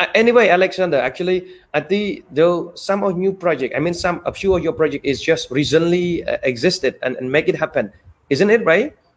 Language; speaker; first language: English; non-native, fluent; Khmer